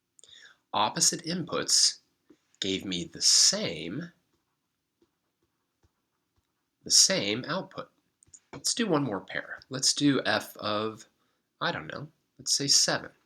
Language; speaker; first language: English; native; English